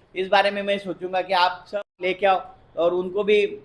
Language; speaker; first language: Hindi; non-native, local second language; Marathi